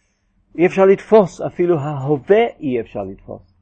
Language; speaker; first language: Hebrew; non-native, fluent; English